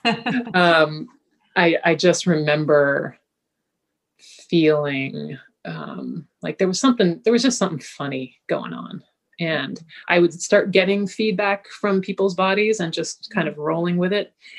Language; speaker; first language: English; native; English